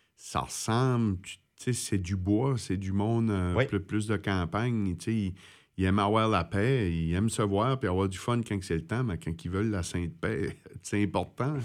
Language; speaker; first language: French; native; French